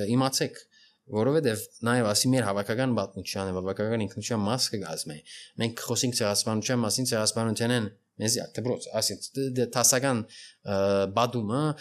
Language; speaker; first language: Armenian; early bilingual, heritage; Armenian